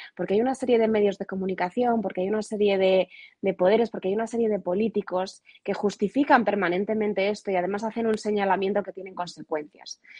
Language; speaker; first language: Spanish; native; Spanish